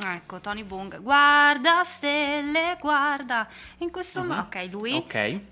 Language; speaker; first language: Italian; native; Italian